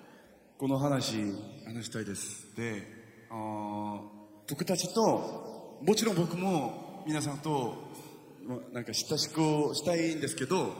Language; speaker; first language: Japanese; non-native, fluent; Korean